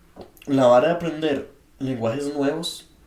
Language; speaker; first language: Spanish; native; Spanish